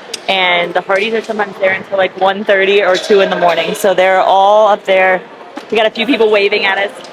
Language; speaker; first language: English; native; English